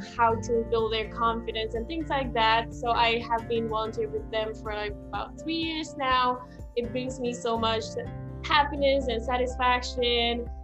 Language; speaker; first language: English; non-native, local second language; Sinhala